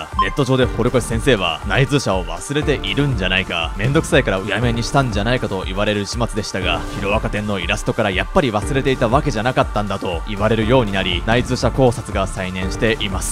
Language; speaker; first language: Japanese; native; Japanese